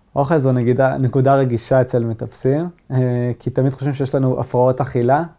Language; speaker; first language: Hebrew; non-native, local second language; Arabic